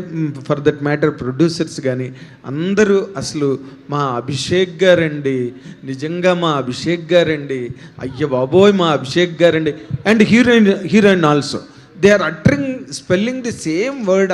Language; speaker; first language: Telugu; native; Telugu